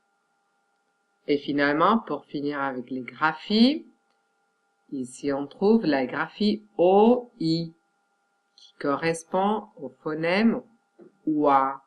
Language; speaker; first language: French; non-native, fluent; Catalan